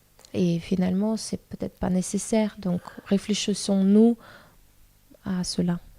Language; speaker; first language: French; non-native, fluent; Russian